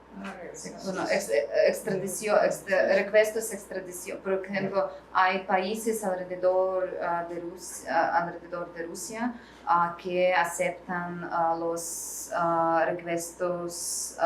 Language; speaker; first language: Spanish; non-native, learner; Russian